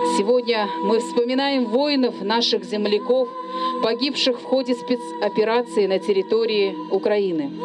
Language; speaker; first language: Russian; native; Russian